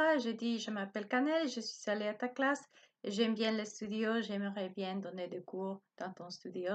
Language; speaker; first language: French; non-native, learner; Spanish